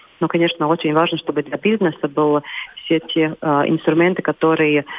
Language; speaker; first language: Russian; non-native, local second language; Latvian